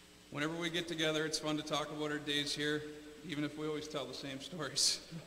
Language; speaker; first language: English; native; English